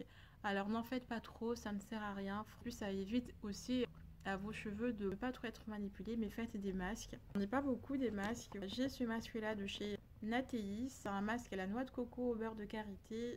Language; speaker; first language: French; native; French